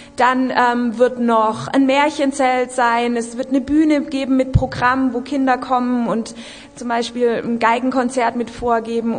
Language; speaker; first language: German; native; German